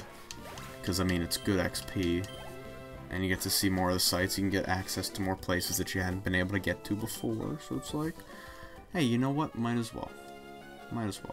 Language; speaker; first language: English; native; English